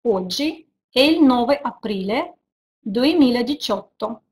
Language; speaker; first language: Italian; non-native, fluent; Russian